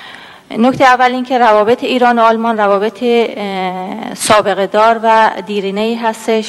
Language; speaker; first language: Persian; native; Persian